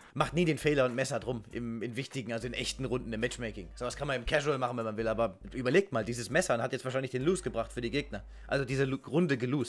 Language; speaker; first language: German; native; German